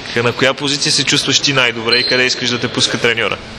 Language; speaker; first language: Bulgarian; native; Bulgarian